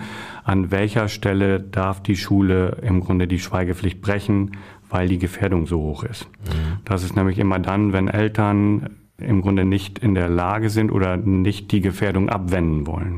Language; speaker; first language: German; native; German